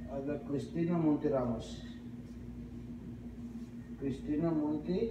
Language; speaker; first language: Arabic; non-native, learner; Filipino